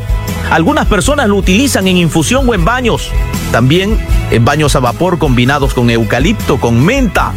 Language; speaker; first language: Spanish; native; Spanish